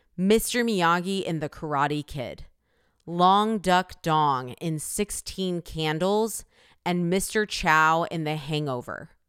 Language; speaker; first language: English; early bilingual, other home language; Korean